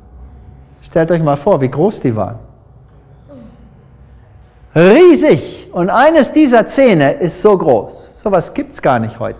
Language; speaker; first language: German; non-native, fluent; English